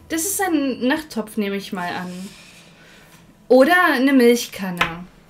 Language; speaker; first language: German; native; German